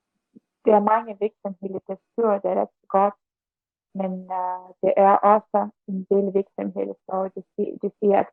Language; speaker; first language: Danish; non-native, learner; Russian